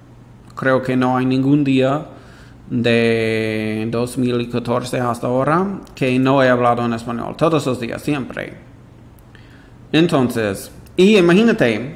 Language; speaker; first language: Spanish; non-native, fluent; English